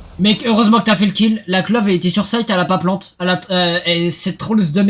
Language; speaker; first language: French; native; French